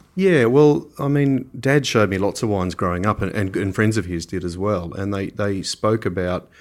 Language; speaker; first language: English; native; English